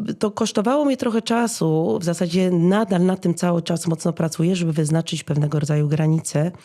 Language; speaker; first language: Polish; native; Polish